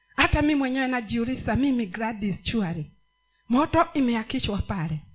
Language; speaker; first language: Swahili; non-native, local second language; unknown